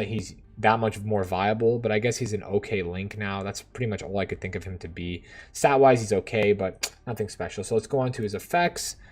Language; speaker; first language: English; native; English